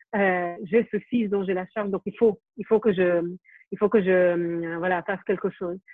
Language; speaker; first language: French; non-native, fluent; Ukrainian